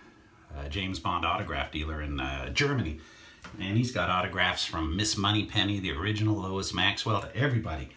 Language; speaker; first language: English; native; English